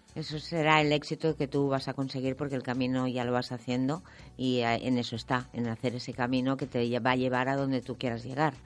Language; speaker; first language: Spanish; non-native, local second language; Catalan